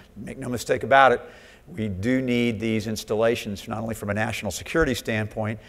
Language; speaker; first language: English; native; English